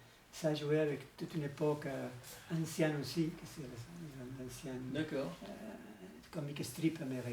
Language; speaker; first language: French; non-native, learner; Spanish